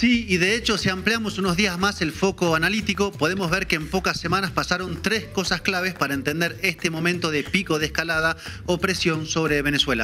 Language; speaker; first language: Spanish; native; Spanish